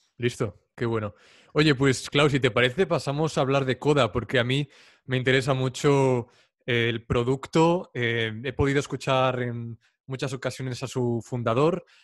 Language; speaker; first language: Spanish; native; Spanish